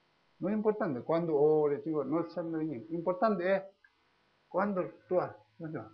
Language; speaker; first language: Italian; non-native, learner; Tibetan